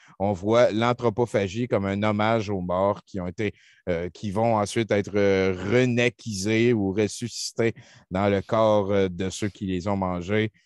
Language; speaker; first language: French; native; French